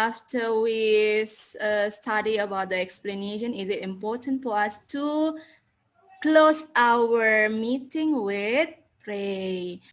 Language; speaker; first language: English; non-native, learner; Indonesian